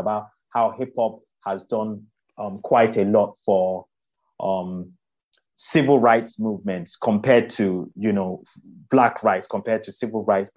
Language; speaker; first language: English; non-native, local second language; Yoruba